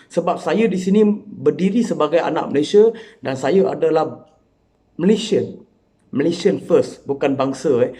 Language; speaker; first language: Malay; non-native, local second language; Tamil